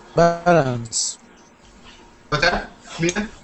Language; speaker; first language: English; non-native, fluent; French